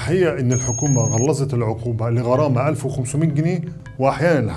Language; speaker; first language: Arabic; native; Arabic